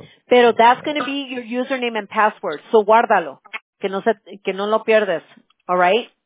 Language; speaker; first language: English; early bilingual, other home language; Spanish